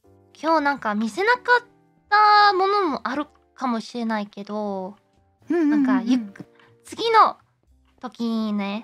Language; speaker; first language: Japanese; non-native, learner; English